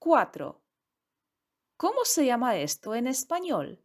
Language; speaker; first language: Spanish; non-native, fluent; Polish